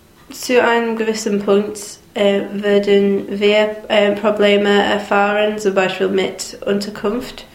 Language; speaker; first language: German; non-native, learner; English